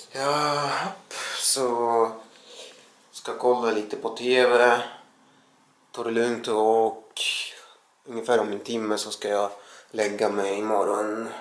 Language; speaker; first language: Swedish; non-native, fluent; Russian